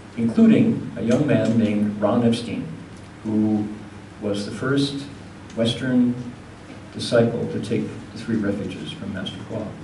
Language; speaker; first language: English; native; English